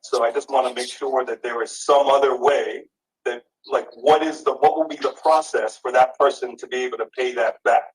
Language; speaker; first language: English; native; English